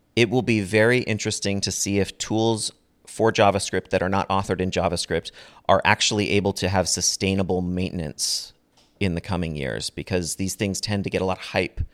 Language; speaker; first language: English; native; English